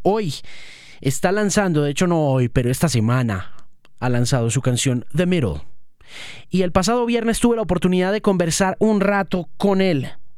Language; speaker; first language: Spanish; native; Spanish